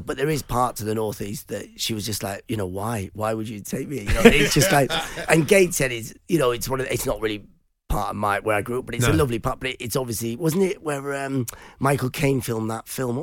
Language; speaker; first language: English; non-native, local second language; Persian